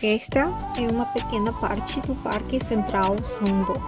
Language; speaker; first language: Portuguese; non-native, fluent; Korean